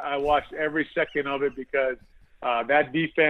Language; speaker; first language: English; native; English